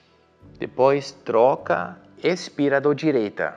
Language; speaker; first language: Portuguese; non-native, learner; German